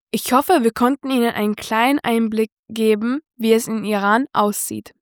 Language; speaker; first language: German; early bilingual, other home language; Persian